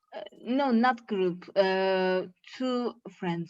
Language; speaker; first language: English; non-native, learner; Turkish